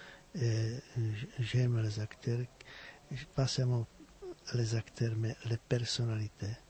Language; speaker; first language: French; non-native, fluent; Czech